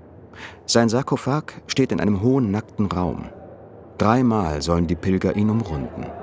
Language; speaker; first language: German; native; German